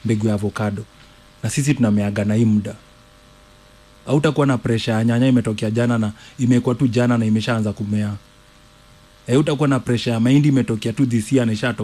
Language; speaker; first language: Swahili; native; Swahili